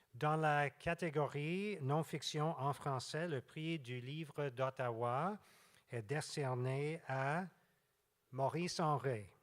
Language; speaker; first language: French; non-native, local second language; English